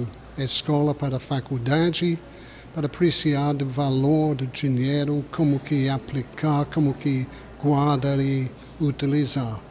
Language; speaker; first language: Portuguese; non-native, fluent; English